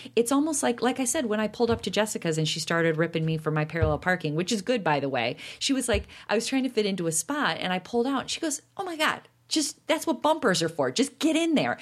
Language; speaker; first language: English; native; English